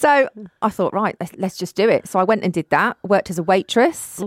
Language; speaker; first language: English; native; English